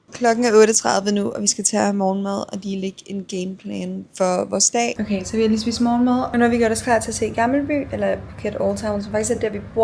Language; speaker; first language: Danish; native; Danish